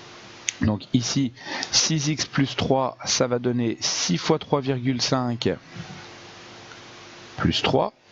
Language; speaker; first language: French; native; French